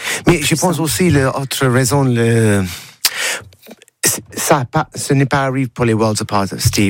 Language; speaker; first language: French; non-native, learner; English